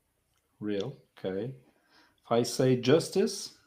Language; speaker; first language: English; non-native, learner; French